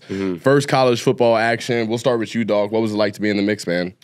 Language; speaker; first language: English; native; English